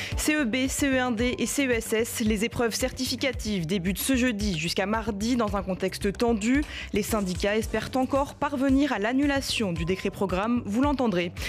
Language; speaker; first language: French; native; French